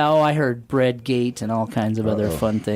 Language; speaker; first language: English; native; English